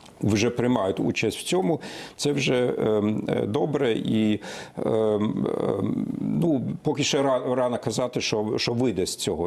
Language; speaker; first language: Ukrainian; non-native, fluent; German